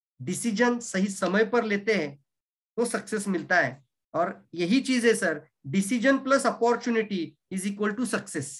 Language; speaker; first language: Hindi; non-native, local second language; Marathi